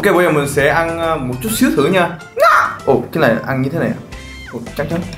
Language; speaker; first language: Vietnamese; non-native, fluent; Korean